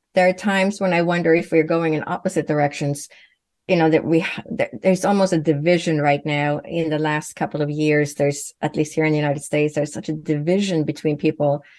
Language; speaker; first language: English; non-native, fluent; Swedish